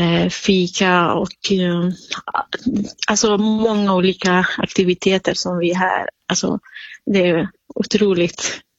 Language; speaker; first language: Swedish; non-native, fluent; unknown